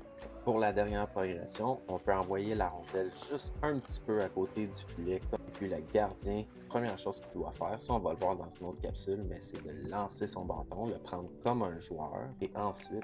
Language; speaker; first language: French; native; French